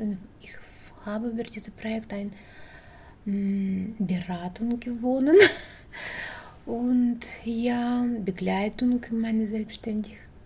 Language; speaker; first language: German; non-native, learner; Russian